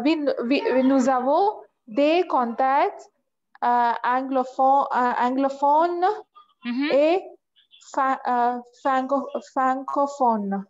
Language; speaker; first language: French; non-native, learner; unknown